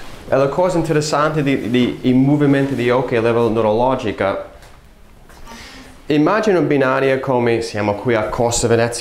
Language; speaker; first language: Italian; non-native, fluent; English